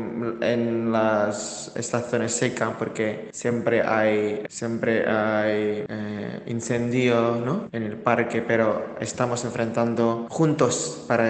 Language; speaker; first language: Spanish; non-native, fluent; Indonesian